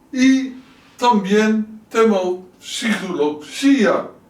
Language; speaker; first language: Portuguese; non-native, learner; Dutch